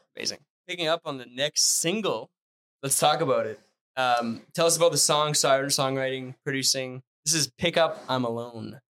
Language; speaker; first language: English; non-native, fluent; French